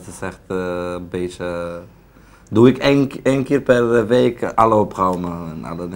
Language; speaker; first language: Dutch; non-native, learner; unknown